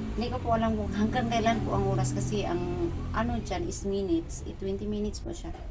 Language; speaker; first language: Filipino; non-native, local second language; Cebuano